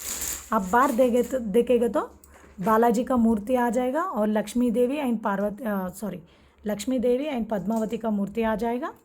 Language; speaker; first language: Hindi; non-native, local second language; Telugu